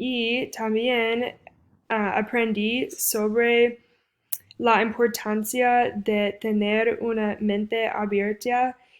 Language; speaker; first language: Spanish; non-native, fluent; English